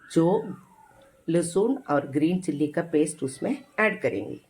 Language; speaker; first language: Hindi; non-native, local second language; Malayalam